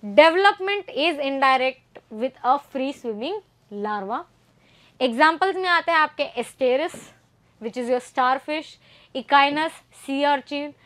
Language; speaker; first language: Hindi; native; Hindi